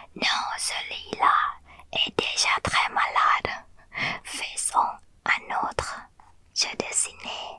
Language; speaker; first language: French; non-native, learner; Thai